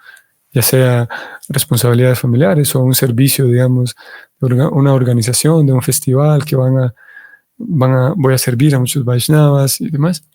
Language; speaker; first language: Spanish; native; Spanish